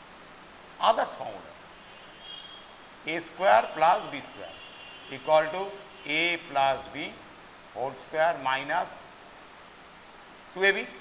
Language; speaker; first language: English; non-native, local second language; Bangla